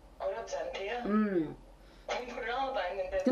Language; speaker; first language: Korean; native; Korean